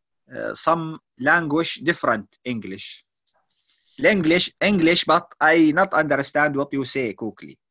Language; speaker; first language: English; non-native, learner; Arabic